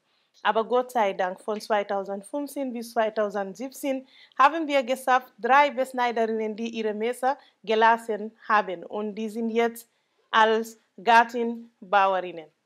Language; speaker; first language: German; non-native, local second language; Mandingo